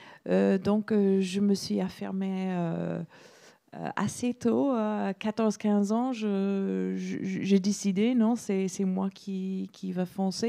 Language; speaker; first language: French; non-native, fluent; English